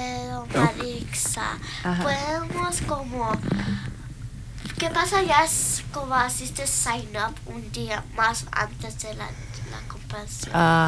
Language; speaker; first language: Spanish; early bilingual, other home language; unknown